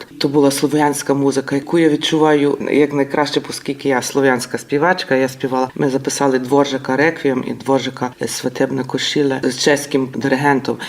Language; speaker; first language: Ukrainian; native; Ukrainian